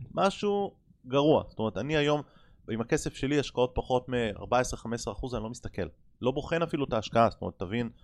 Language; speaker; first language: Hebrew; native; Hebrew